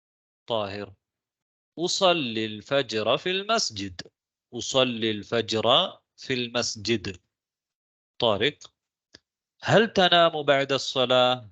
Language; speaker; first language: Arabic; non-native, fluent; Tamil